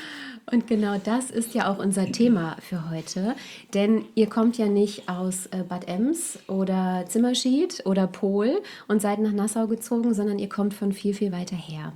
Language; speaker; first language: German; native; German